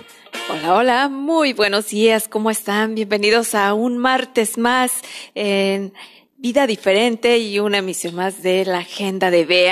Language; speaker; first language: Spanish; native; Spanish